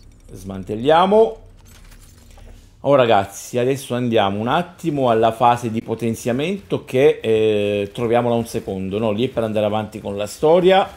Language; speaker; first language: Italian; native; Italian